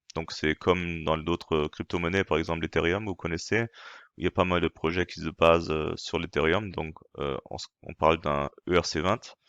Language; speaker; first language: French; non-native, fluent; German